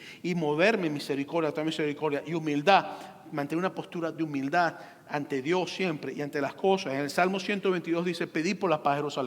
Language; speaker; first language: Spanish; native; Spanish